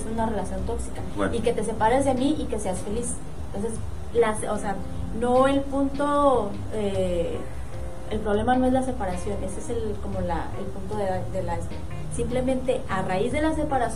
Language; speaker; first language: Spanish; native; Spanish